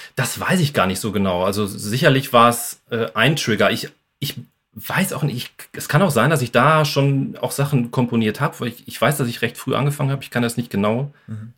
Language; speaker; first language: German; native; German